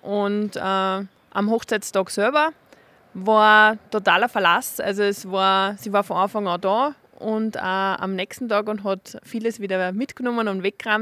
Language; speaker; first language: German; native; German